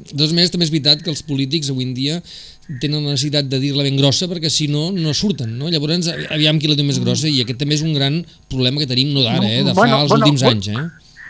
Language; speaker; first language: Catalan; native; Catalan